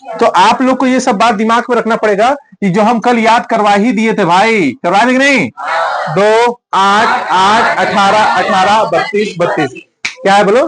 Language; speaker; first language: Hindi; native; Hindi